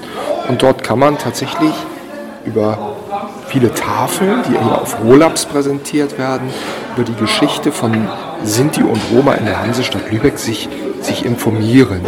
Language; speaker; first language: German; native; German